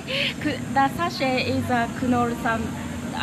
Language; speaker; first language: English; non-native, learner; Japanese